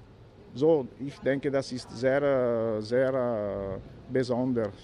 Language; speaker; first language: German; non-native, learner; Italian